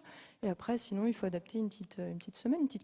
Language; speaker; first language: French; native; French